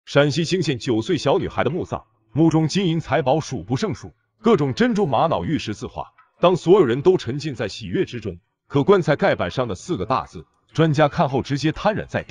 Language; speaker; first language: Chinese; native; Chinese